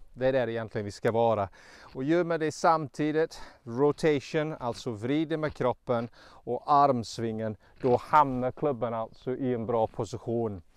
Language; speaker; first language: Swedish; non-native, fluent; English